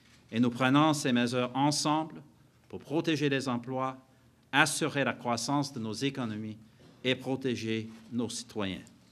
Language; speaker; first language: French; non-native, fluent; English